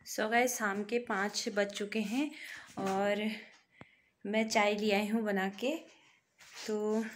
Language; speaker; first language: Hindi; native; Hindi